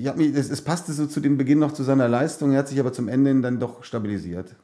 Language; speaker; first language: German; native; German